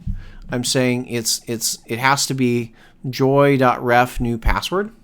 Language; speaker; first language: English; native; English